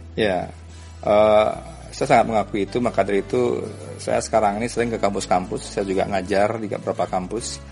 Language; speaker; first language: Indonesian; native; Indonesian